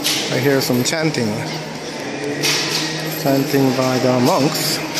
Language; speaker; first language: English; non-native, fluent; Japanese